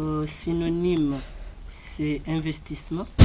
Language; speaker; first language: French; non-native, local second language; Comorian